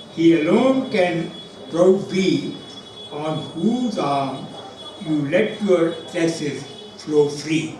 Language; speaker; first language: English; non-native, local second language; Urdu